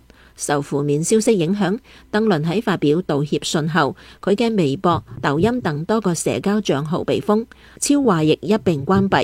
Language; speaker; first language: Chinese; non-native, local second language; Cantonese